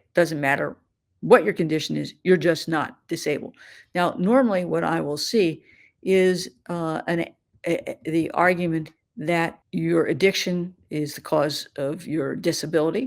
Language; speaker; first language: English; native; English